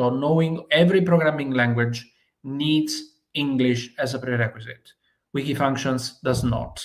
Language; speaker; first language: English; non-native, fluent; Italian